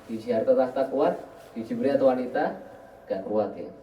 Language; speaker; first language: Indonesian; native; Indonesian